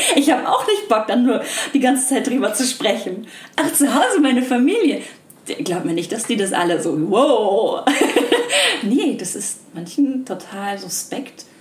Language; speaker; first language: German; native; German